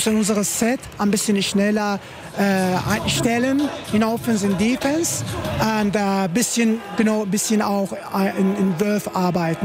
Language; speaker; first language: German; non-native, learner; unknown